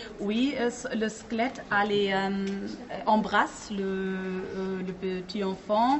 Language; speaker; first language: French; non-native, fluent; German